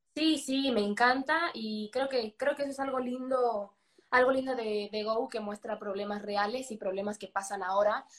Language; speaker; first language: Spanish; native; Spanish